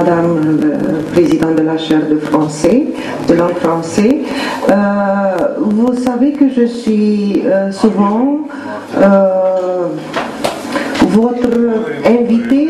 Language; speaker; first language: French; non-native, fluent; Romanian